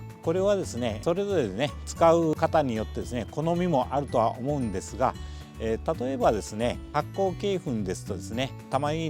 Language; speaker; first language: Japanese; native; Japanese